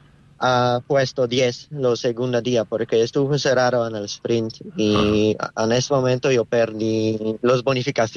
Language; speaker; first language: Spanish; non-native, learner; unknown